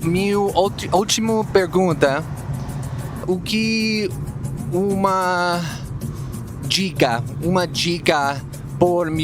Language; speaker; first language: Portuguese; non-native, learner; English